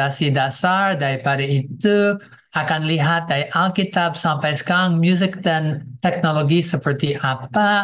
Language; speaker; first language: Indonesian; non-native, fluent; English